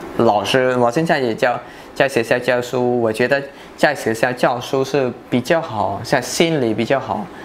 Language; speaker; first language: Chinese; non-native, fluent; Khmer